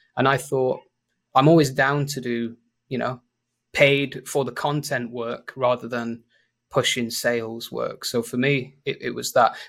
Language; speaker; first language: English; native; English